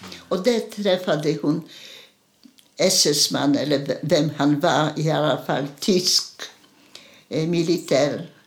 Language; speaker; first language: Swedish; non-native, fluent; Polish